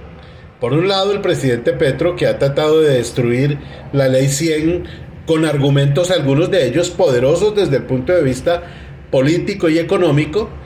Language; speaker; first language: Spanish; native; Spanish